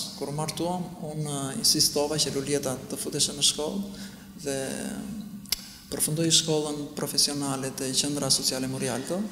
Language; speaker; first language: Albanian; non-native, local second language; Romany